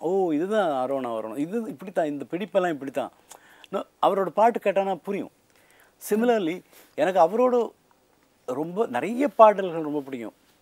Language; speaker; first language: Tamil; native; Tamil